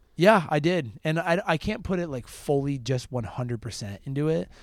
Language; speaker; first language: English; native; English